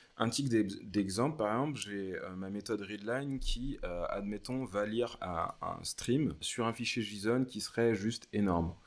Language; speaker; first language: French; native; French